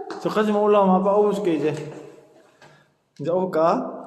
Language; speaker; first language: Korean; native; Korean